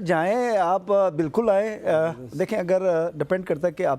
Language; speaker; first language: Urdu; non-native, local second language; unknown